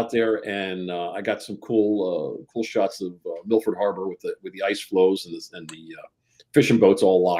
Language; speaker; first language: English; native; English